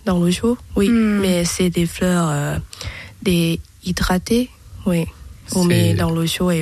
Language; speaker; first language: French; non-native, learner; Thai